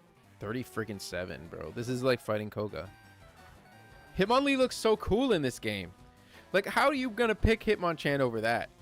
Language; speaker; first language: English; native; English